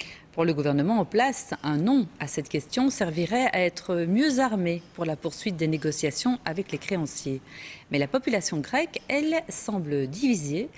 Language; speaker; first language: French; native; French